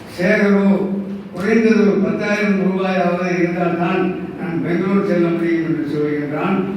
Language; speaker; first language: Tamil; native; Tamil